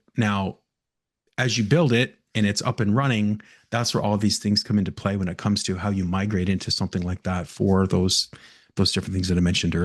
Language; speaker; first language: English; native; English